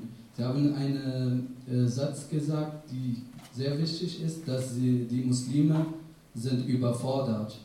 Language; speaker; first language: German; non-native, fluent; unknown